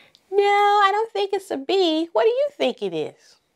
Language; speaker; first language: English; native; English